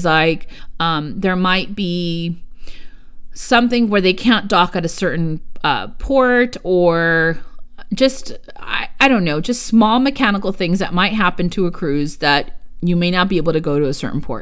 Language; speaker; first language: English; early bilingual, other home language; Spanish